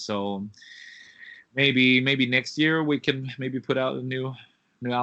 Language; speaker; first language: English; non-native, fluent; Swedish